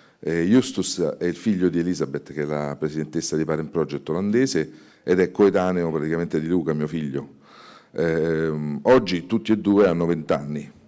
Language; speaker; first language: Italian; native; Italian